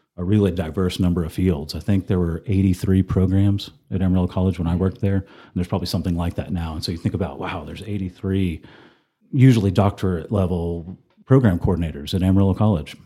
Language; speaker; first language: English; native; English